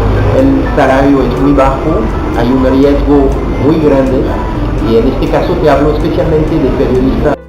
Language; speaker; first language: Spanish; non-native, fluent; French